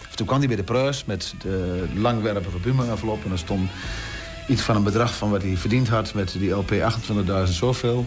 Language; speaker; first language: Dutch; native; Dutch